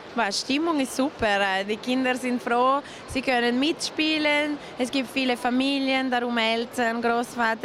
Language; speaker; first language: German; non-native, local second language; Italian